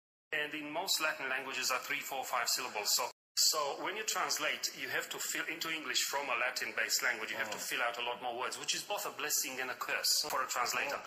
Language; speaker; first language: English; non-native, fluent; Romanian